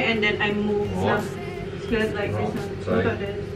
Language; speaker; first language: English; non-native, local second language; Bikol